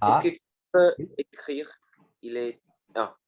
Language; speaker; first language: French; non-native, learner; Spanish